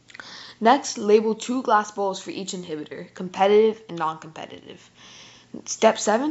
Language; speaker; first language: English; native; English